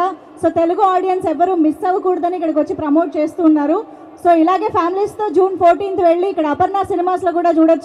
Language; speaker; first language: Telugu; native; Telugu